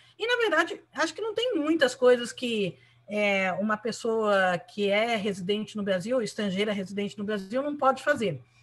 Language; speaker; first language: Portuguese; early bilingual, other home language; Spanish